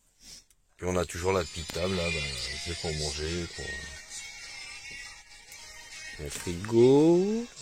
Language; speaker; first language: French; native; French